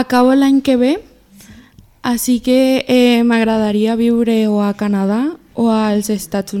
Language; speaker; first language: Catalan; early bilingual, other home language; Spanish